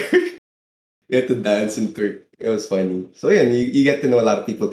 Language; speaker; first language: English; non-native, local second language; Filipino